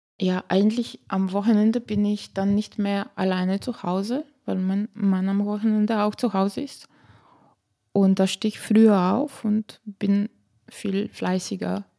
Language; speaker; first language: German; non-native, fluent; Slovenian